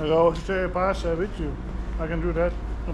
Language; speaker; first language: English; non-native, learner; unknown